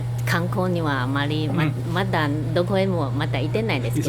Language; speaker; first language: Japanese; non-native, fluent; Chinese